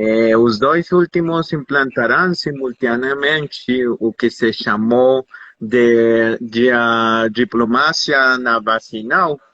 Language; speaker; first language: Portuguese; non-native, fluent; Spanish